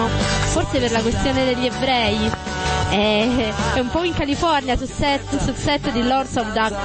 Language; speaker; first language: Italian; native; Italian